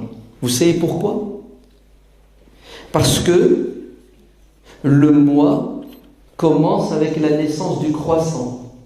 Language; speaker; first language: French; native; French